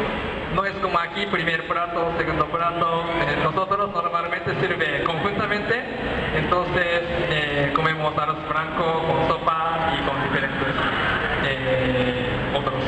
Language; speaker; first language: Spanish; non-native, learner; Japanese